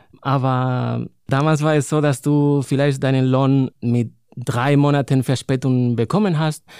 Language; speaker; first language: German; non-native, fluent; Spanish